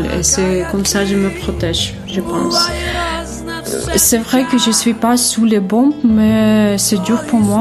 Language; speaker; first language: French; non-native, fluent; Ukrainian